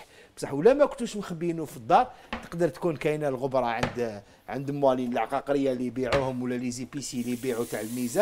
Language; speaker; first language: Arabic; native; Arabic